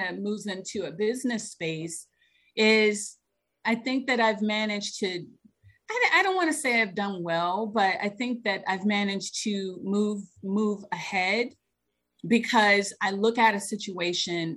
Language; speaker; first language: English; native; English